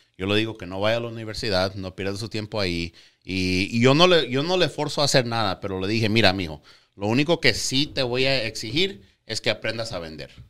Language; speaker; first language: Spanish; early bilingual, heritage; Spanish